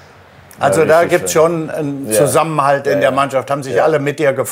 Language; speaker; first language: German; native; German